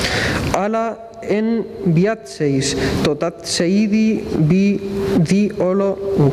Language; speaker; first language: Greek; non-native, learner; Spanish